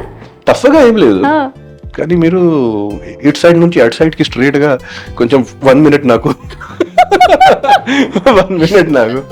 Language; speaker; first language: Telugu; non-native, fluent; Hindi